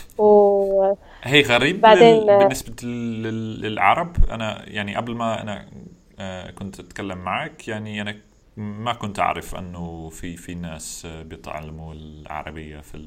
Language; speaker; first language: Arabic; non-native, fluent; English